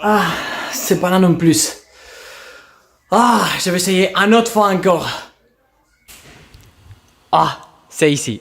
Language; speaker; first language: French; non-native, fluent; Spanish